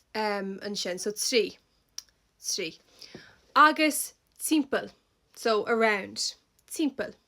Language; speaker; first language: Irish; non-native, local second language; English